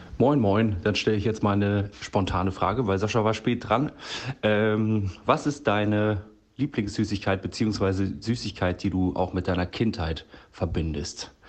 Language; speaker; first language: German; native; German